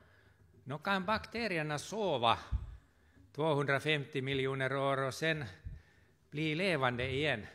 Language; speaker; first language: Swedish; non-native, fluent; Finnish